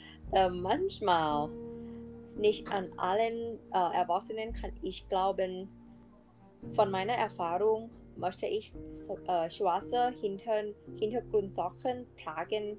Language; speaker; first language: German; non-native, learner; Thai